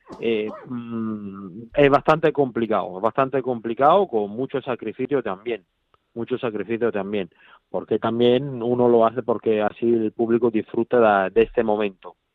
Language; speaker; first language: Spanish; non-native, fluent; Italian